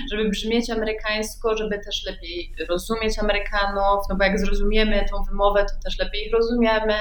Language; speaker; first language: Polish; early bilingual, heritage; Polish